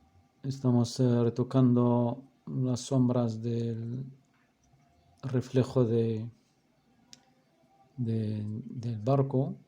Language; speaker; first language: Spanish; non-native, fluent; Arabic